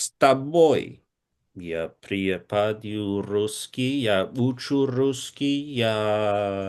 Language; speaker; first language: Russian; non-native, learner; English